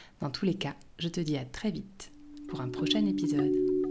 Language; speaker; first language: French; native; French